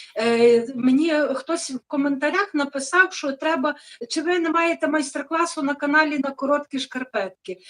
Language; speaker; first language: Ukrainian; native; Ukrainian